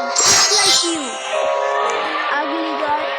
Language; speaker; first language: English; non-native, learner; Bangla